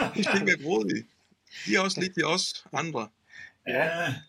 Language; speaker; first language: Danish; non-native, fluent; Italian